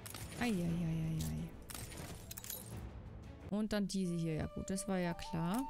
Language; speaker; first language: German; native; German